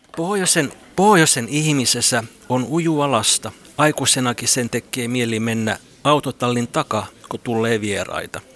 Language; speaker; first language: Finnish; native; Finnish